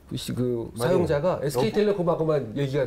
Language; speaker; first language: Korean; native; Korean